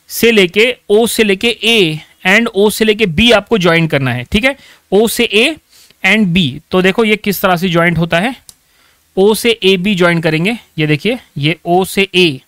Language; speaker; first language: Hindi; non-native, local second language; Marathi